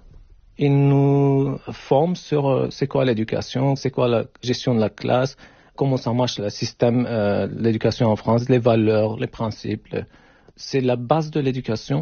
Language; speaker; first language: French; non-native, fluent; Turkish